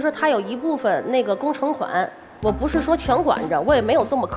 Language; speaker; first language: Chinese; native; Chinese